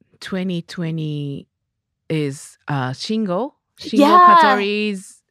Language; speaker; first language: English; non-native, learner; Japanese